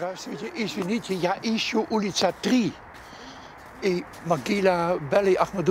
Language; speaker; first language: Russian; non-native, fluent; Dutch